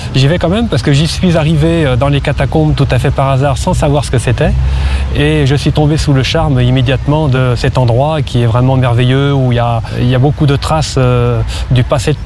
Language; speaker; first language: French; native; French